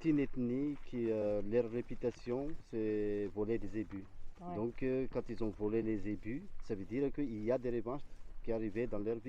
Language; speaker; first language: French; non-native, local second language; Malagasy